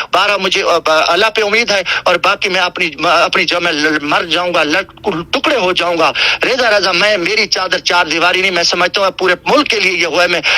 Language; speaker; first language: Urdu; non-native, local second language; Saraiki